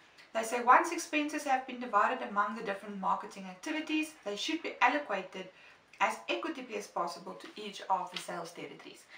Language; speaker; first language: English; non-native, local second language; Afrikaans